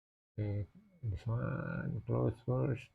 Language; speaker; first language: English; non-native, learner; Indonesian